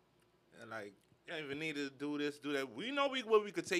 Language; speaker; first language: English; native; English